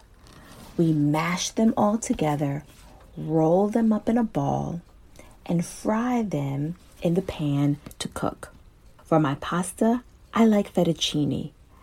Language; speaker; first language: English; native; English